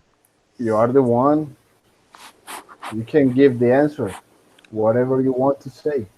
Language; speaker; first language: English; non-native, fluent; Spanish